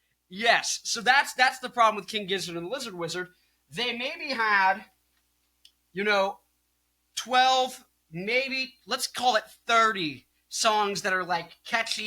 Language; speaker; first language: English; native; English